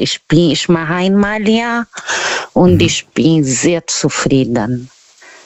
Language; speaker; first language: German; non-native, learner; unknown